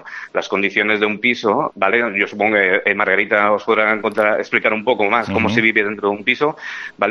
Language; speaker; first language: Spanish; native; Spanish